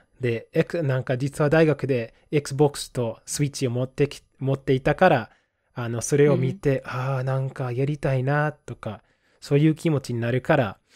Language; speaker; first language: Japanese; non-native, fluent; English